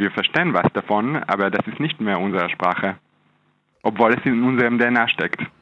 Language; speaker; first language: German; non-native, fluent; Hebrew